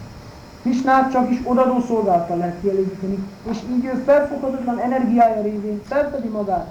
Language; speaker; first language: Hungarian; native; Hungarian